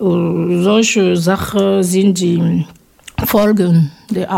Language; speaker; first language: German; non-native, fluent; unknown